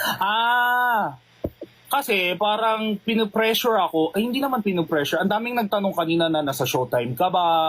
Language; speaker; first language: Filipino; non-native, fluent; Korean